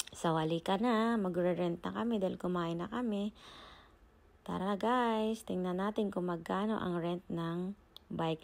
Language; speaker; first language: Filipino; native; Filipino